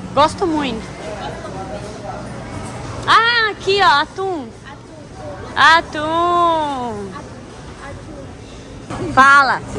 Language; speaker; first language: Portuguese; native; Portuguese